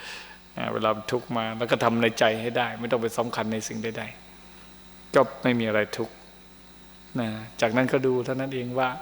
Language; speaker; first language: Thai; native; Thai